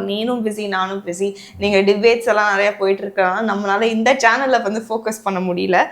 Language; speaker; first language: Tamil; native; Tamil